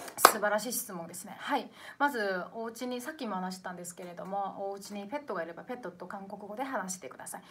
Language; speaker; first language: Japanese; non-native, fluent; Korean